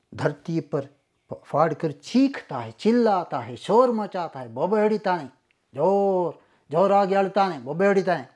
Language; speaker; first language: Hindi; non-native, local second language; Kannada